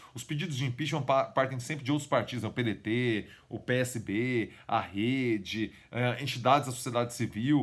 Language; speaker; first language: Portuguese; native; Portuguese